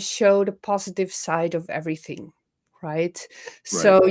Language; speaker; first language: English; non-native, fluent; Dutch